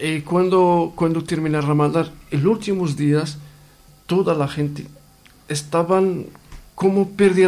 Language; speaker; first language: Spanish; non-native, learner; Arabic